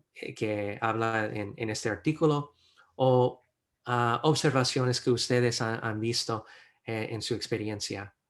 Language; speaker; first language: Spanish; non-native, fluent; English